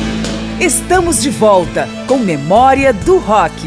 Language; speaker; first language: Portuguese; native; Portuguese